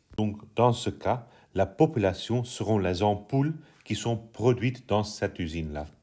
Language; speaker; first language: French; non-native, local second language; Dutch